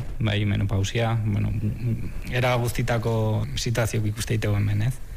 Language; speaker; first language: Basque; non-native, local second language; Spanish